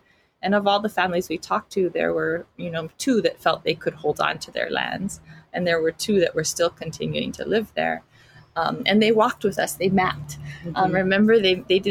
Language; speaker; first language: English; native; English